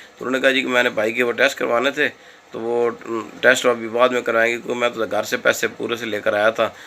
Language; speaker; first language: Urdu; non-native, local second language; Punjabi